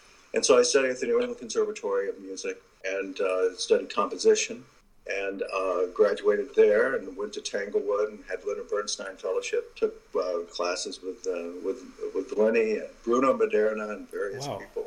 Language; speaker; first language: English; native; English